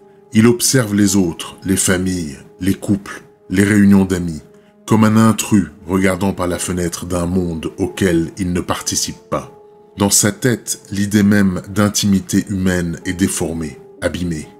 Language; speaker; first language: French; native; French